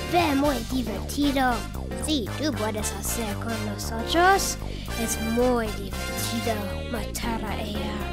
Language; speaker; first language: Spanish; non-native, learner; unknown